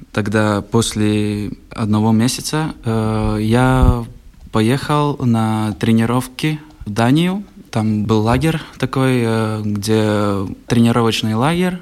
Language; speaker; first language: Russian; non-native, local second language; Latvian